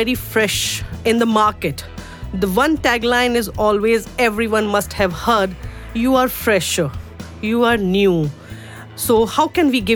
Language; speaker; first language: English; non-native, local second language; Urdu